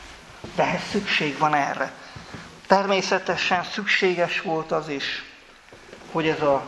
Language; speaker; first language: Hungarian; native; Hungarian